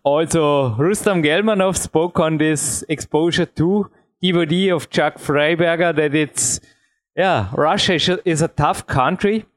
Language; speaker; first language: English; non-native, fluent; German